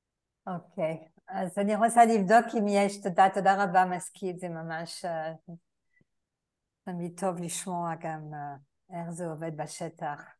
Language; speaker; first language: Hebrew; non-native, fluent; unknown